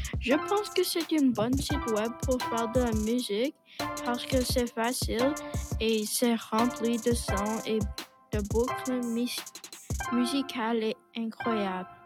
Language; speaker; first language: French; non-native, learner; English